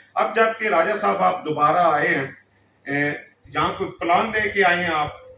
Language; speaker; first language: Urdu; non-native, local second language; Punjabi